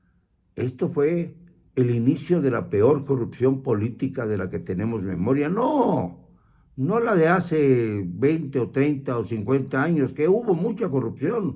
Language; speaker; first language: Spanish; native; Spanish